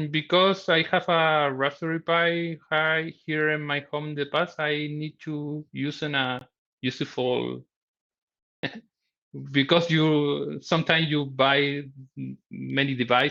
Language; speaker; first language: English; non-native, learner; Spanish